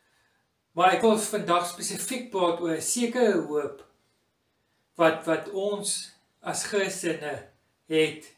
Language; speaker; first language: Afrikaans; native; Afrikaans